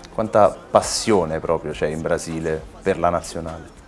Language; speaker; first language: Italian; native; Italian